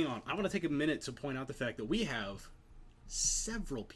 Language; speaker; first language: English; native; English